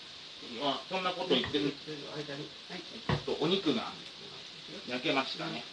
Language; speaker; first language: Japanese; native; Japanese